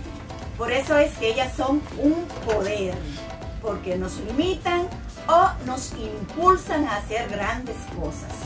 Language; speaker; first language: Spanish; native; Spanish